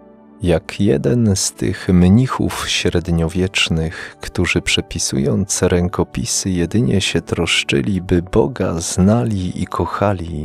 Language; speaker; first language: Polish; native; Polish